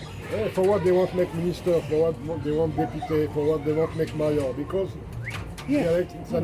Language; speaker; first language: English; non-native, learner; French